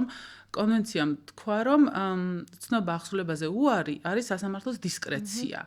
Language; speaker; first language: Georgian; native; Georgian